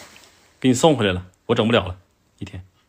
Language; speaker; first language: Chinese; native; Chinese